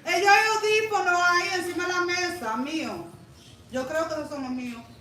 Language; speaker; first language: Spanish; early bilingual, heritage; Spanish